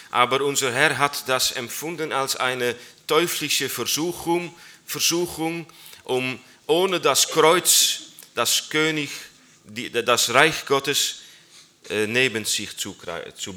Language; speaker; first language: German; non-native, learner; Dutch